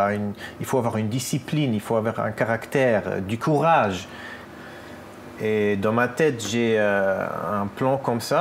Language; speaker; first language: French; non-native, local second language; Luxembourgish